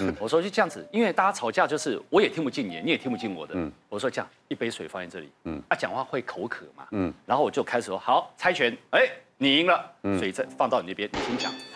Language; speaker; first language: Chinese; native; Chinese